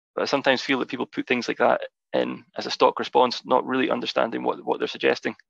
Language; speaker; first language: English; native; English